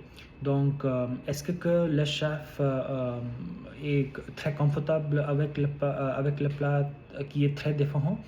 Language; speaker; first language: French; non-native, learner; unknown